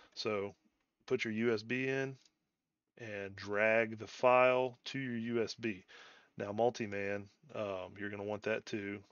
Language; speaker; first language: English; native; English